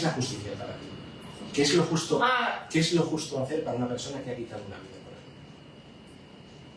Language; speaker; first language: Spanish; native; Spanish